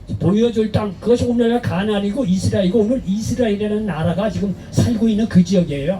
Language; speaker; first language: Korean; native; Korean